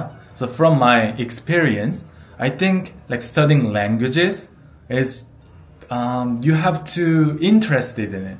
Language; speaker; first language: English; non-native, fluent; Korean